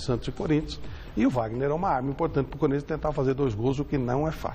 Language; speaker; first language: Portuguese; native; Portuguese